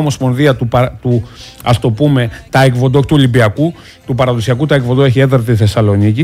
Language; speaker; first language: Greek; native; Greek